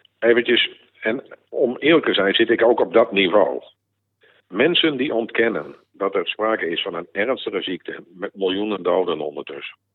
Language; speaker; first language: Dutch; native; Dutch